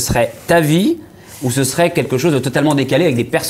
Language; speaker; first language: French; native; French